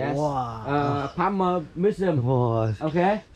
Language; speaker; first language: English; non-native, learner; Vietnamese